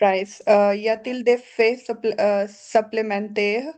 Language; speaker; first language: French; non-native, learner; Punjabi